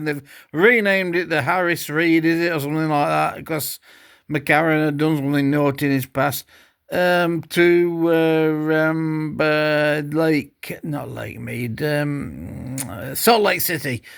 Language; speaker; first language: English; native; English